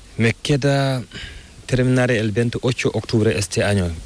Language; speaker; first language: Spanish; non-native, learner; Fula